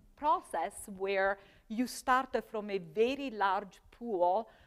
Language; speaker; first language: English; non-native, fluent; Italian